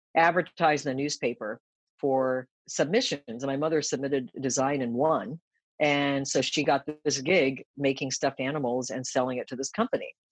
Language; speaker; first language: English; early bilingual, other home language; Japanese